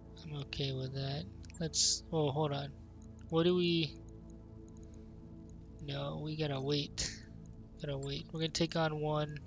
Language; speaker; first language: English; native; English